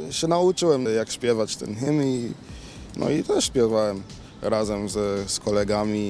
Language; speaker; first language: Polish; early bilingual, other home language; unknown